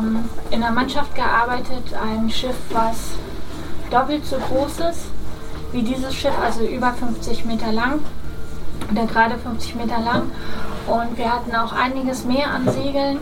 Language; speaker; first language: German; native; German